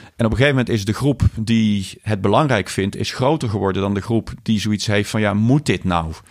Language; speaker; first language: Dutch; native; Dutch